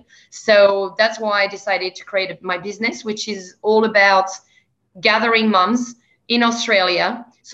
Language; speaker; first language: English; non-native, fluent; French